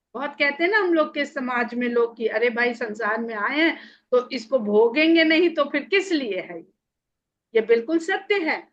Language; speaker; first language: Hindi; native; Hindi